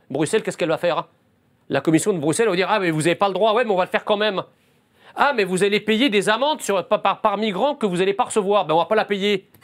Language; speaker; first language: French; early bilingual, other home language; Arabic